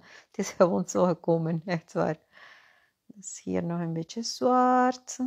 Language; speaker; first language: Dutch; non-native, fluent; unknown